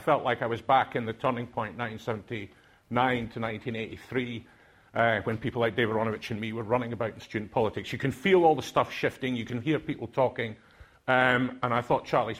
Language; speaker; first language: English; non-native, local second language; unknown